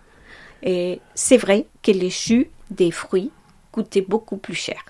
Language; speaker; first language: French; non-native, fluent; Spanish